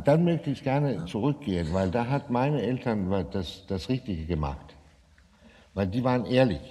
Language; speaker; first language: German; non-native, fluent; Danish